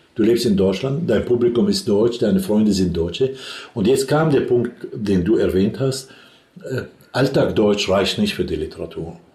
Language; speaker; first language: German; non-native, fluent; Arabic